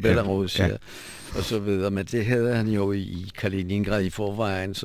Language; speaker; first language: Danish; non-native, fluent; Polish